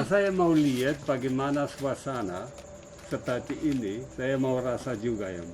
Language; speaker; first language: Indonesian; non-native, fluent; German